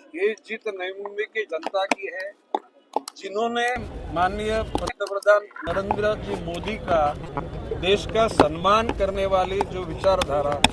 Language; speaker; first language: Hindi; non-native, local second language; Marathi